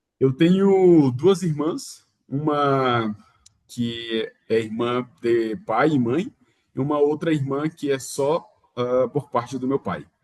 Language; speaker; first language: Portuguese; native; Portuguese